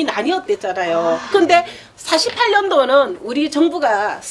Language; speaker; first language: Korean; native; Korean